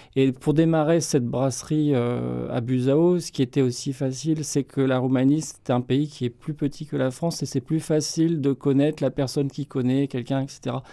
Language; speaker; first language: French; native; French